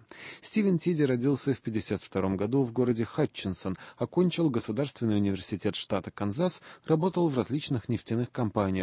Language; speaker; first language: Russian; native; Russian